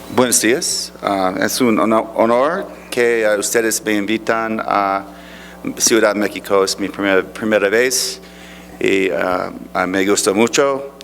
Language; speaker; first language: Spanish; non-native, learner; English